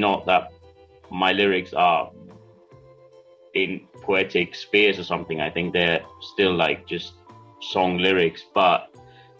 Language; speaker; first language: English; non-native, fluent; German